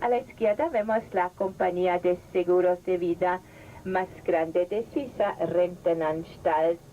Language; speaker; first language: Spanish; non-native, fluent; German